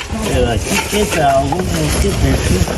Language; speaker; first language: Spanish; non-native, learner; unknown